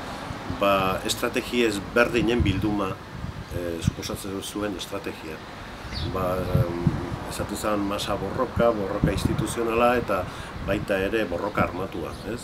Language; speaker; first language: Basque; native; Basque